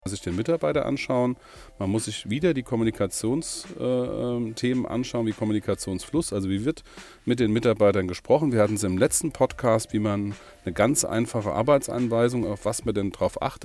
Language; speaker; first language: German; native; German